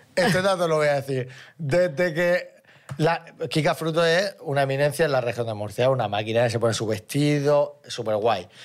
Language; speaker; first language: Spanish; native; Spanish